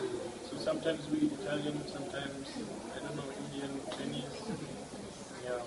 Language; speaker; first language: English; non-native, fluent; German